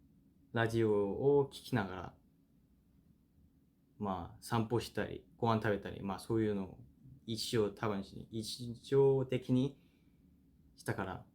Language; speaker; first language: Japanese; non-native, fluent; Korean